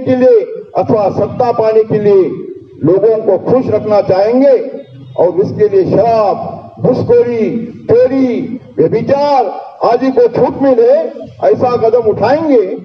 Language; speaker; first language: Hindi; non-native, local second language; Marathi